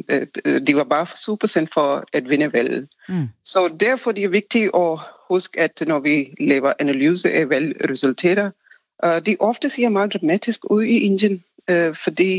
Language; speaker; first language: Danish; non-native, fluent; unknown